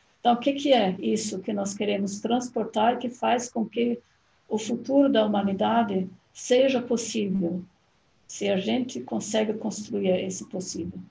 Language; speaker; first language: Portuguese; non-native, fluent; German